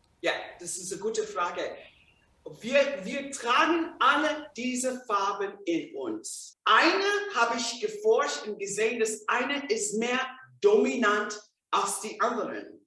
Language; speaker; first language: German; non-native, fluent; English